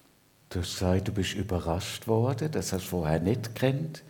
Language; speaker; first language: German; native; German